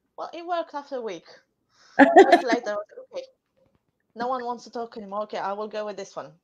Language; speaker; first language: English; non-native, fluent; Romanian